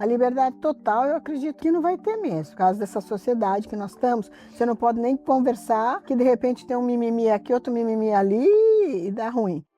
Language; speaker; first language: Portuguese; native; Portuguese